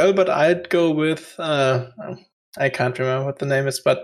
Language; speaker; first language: English; non-native, fluent; German